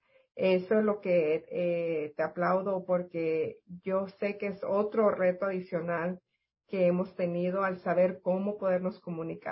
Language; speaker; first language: Spanish; native; Spanish